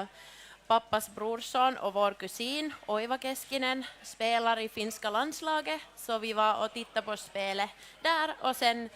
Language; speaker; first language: Swedish; non-native, local second language; Finnish